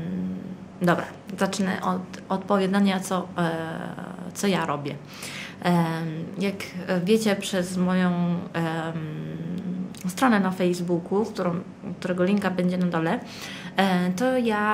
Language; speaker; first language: Polish; early bilingual, heritage; Italian